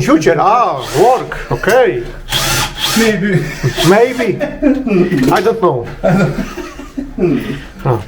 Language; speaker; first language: English; non-native, learner; Polish